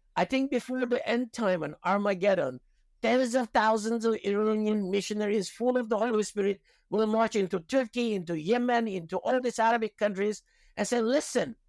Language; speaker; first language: English; non-native, fluent; Persian